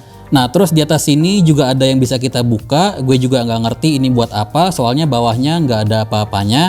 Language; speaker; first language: Indonesian; native; Indonesian